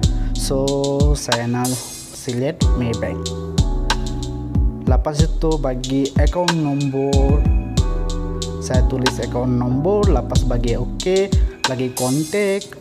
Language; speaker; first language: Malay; non-native, learner; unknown